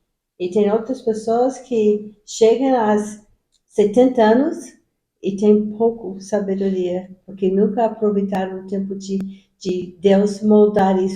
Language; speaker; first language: Portuguese; non-native, fluent; English